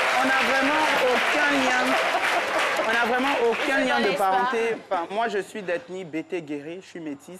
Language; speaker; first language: French; native; French